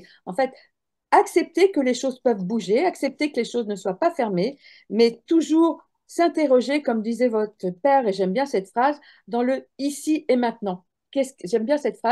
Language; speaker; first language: French; native; French